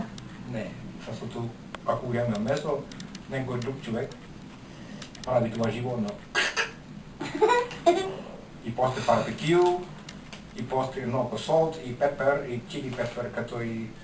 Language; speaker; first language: Bulgarian; non-native, learner; Finnish